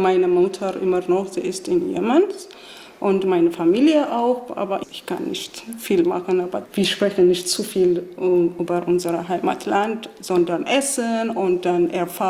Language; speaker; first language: German; non-native, learner; Arabic